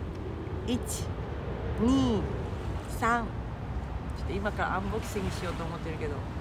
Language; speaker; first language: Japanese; non-native, fluent; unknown